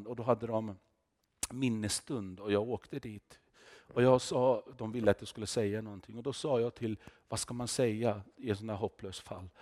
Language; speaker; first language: Swedish; non-native, fluent; Finnish